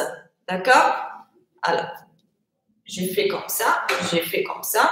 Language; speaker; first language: French; non-native, fluent; Italian